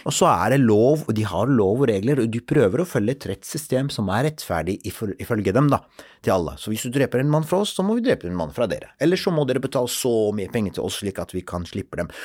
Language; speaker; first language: Norwegian; non-native, fluent; Arabic